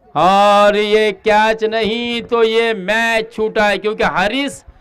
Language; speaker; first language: Hindi; non-native, local second language; Marathi